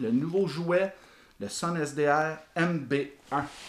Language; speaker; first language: French; native; French